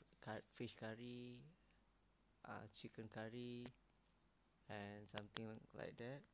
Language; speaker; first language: English; non-native, learner; Malay